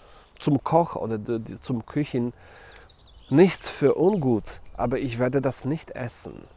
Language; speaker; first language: German; non-native, fluent; Polish